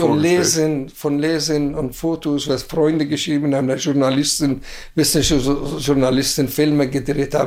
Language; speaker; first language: German; non-native, fluent; Persian